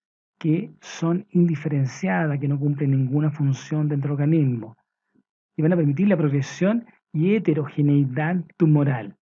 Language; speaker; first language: Spanish; native; Spanish